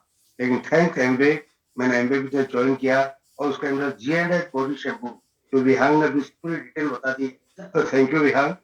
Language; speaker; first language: Hindi; native; Hindi